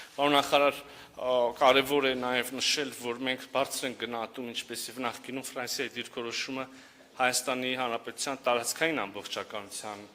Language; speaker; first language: Armenian; native; Armenian